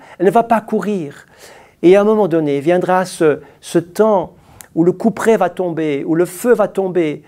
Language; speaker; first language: French; native; French